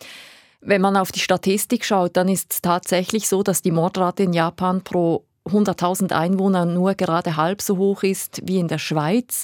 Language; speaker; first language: German; native; German